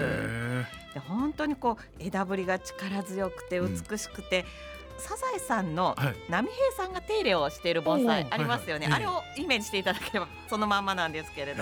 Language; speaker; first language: Japanese; native; Japanese